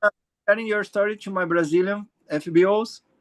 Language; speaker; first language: English; non-native, learner; Portuguese